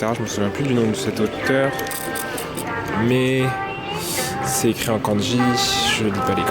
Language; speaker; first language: French; native; French